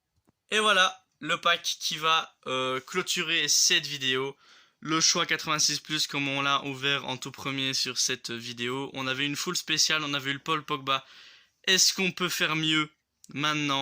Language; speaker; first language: French; native; French